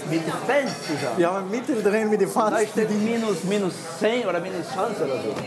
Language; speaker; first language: German; non-native, fluent; Spanish